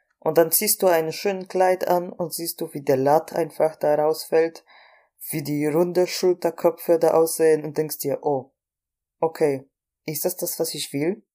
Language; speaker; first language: German; non-native, fluent; Polish